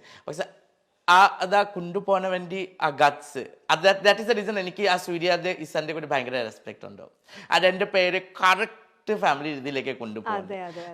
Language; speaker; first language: Malayalam; non-native, fluent; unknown